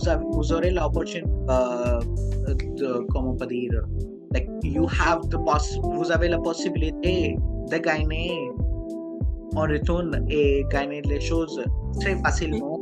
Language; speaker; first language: French; non-native, local second language; Hindi